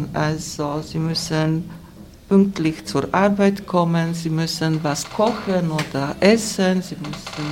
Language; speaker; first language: German; non-native, fluent; Slovak